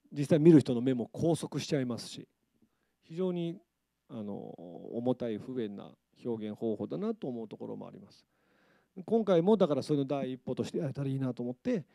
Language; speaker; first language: Japanese; native; Japanese